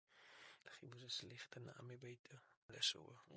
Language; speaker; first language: Dutch; non-native, learner; Afrikaans